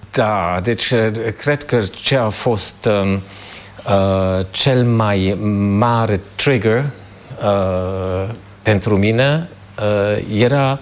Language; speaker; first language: Romanian; non-native, fluent; German